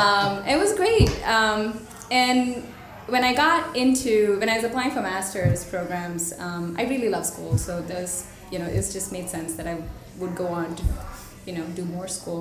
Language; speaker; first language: English; non-native, local second language; Telugu